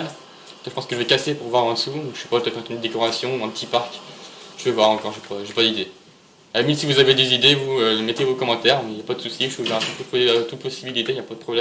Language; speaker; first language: French; native; French